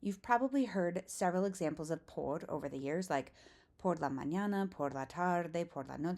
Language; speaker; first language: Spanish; non-native, fluent; English